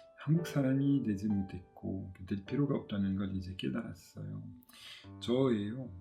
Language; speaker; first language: Korean; non-native, fluent; French